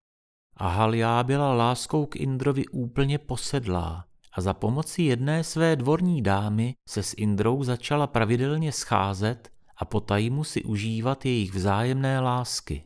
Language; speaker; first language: Czech; native; Czech